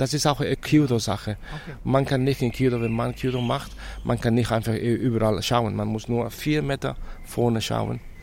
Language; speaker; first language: German; non-native, fluent; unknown